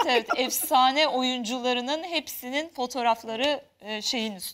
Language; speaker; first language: Turkish; native; Turkish